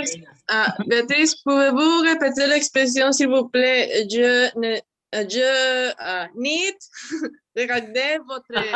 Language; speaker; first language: French; non-native, learner; Spanish